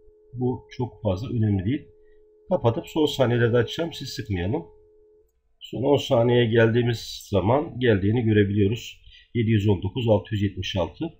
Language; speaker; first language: Turkish; native; Turkish